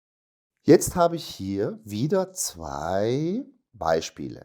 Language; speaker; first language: German; non-native, fluent; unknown